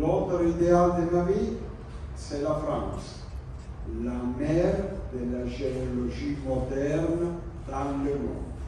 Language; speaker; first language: French; non-native, learner; Italian